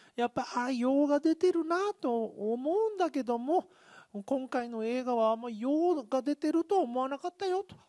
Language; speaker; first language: Japanese; native; Japanese